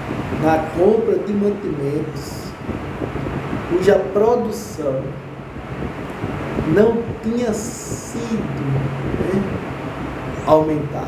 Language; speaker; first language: Portuguese; native; Portuguese